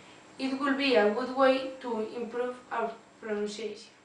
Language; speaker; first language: English; non-native, learner; Spanish